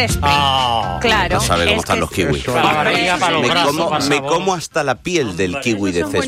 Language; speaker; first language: Spanish; native; Spanish